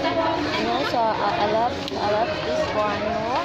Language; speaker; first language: English; non-native, learner; Vietnamese